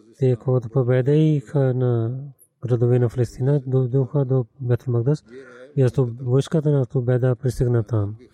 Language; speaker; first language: Bulgarian; non-native, learner; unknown